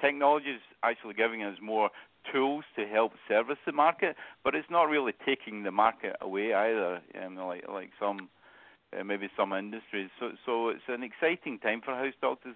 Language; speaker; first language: English; native; English